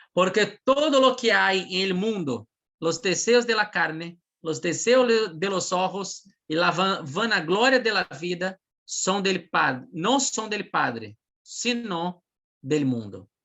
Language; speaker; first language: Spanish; non-native, fluent; Portuguese